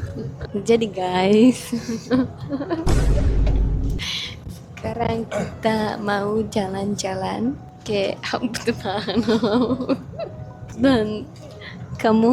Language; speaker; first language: Indonesian; non-native, learner; Czech